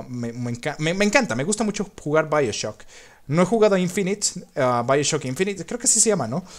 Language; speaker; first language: Spanish; native; Spanish